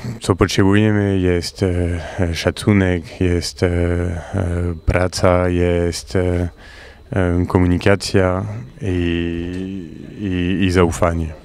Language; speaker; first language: Polish; non-native, learner; French